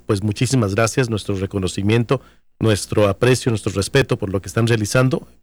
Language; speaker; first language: Spanish; native; Spanish